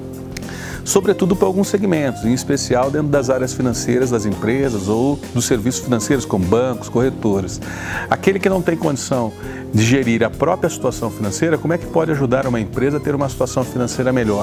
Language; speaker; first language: Portuguese; native; Portuguese